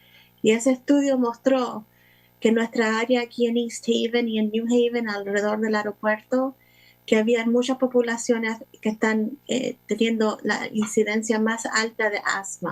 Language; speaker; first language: Spanish; early bilingual, other home language; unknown